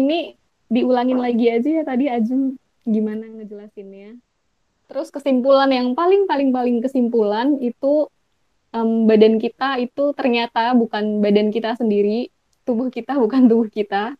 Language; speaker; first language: Indonesian; native; Indonesian